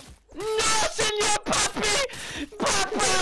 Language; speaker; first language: French; non-native, learner; English